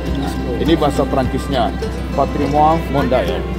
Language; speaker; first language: Indonesian; native; Indonesian